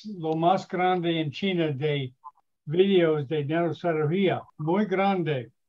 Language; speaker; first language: Spanish; non-native, learner; English